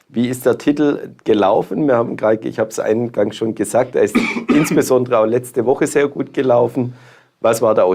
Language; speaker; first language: German; native; German